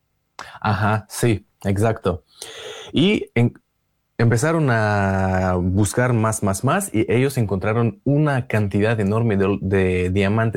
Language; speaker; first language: Spanish; non-native, learner; Russian